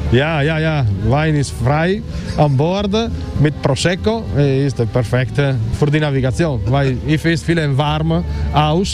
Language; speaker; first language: German; non-native, learner; Italian